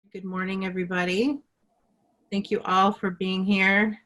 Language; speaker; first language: English; native; English